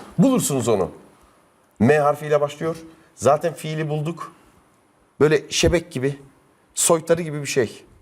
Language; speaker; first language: Turkish; native; Turkish